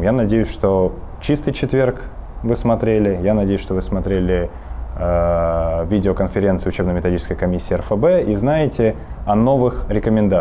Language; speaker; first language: Russian; native; Russian